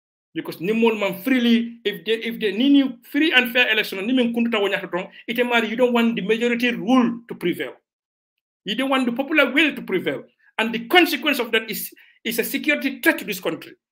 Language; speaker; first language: English; non-native, local second language; Mandingo